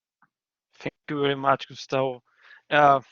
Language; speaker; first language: English; non-native, learner; Spanish